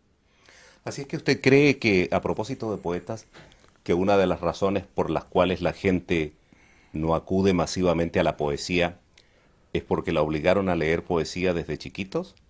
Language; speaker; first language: Spanish; native; Spanish